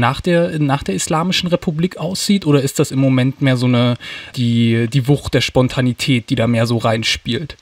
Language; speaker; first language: German; native; German